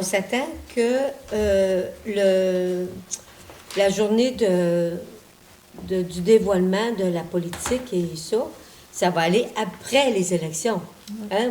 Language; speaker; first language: French; native; French